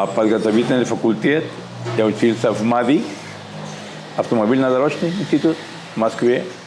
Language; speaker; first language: Russian; non-native, learner; Spanish